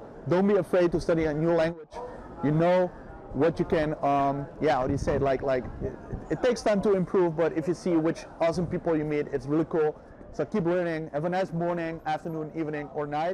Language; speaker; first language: English; non-native, fluent; Dutch